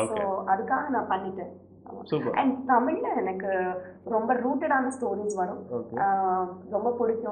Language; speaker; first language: Tamil; non-native, learner; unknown